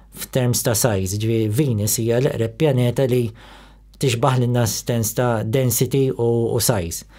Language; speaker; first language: Maltese; native; Maltese